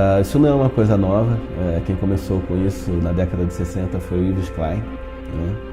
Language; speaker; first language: Portuguese; native; Portuguese